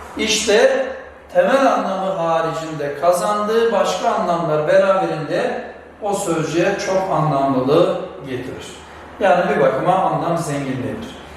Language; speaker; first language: Turkish; native; Turkish